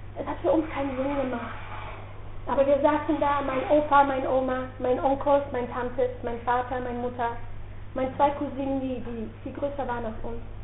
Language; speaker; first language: German; non-native, fluent; Dutch